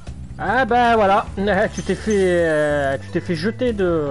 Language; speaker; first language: French; native; French